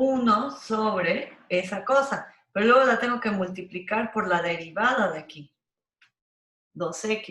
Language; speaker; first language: Spanish; native; Spanish